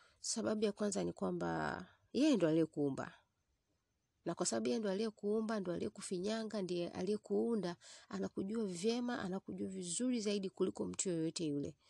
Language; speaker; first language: Swahili; native; Swahili